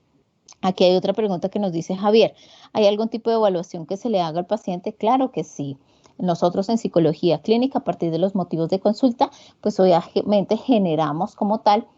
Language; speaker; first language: Spanish; native; Spanish